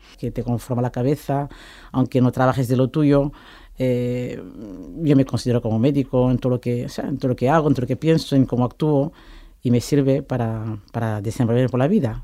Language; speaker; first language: Spanish; non-native, fluent; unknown